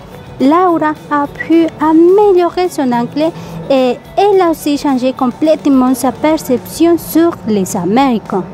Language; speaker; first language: French; non-native, learner; Spanish